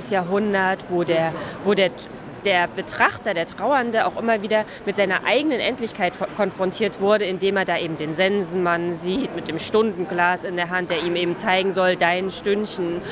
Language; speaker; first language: German; native; German